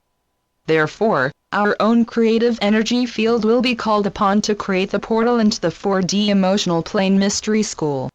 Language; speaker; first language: English; native; English